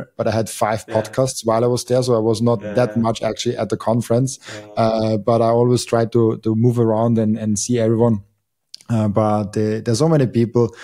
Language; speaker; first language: English; non-native, fluent; German